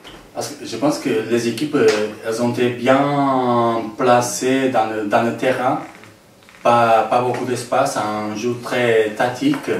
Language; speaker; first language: French; non-native, fluent; Portuguese